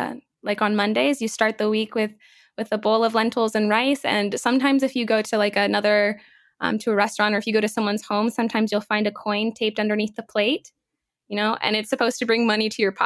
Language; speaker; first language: English; native; English